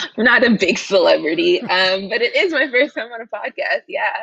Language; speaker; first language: English; native; English